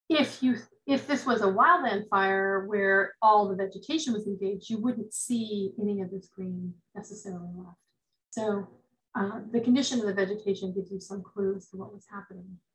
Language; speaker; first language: English; native; English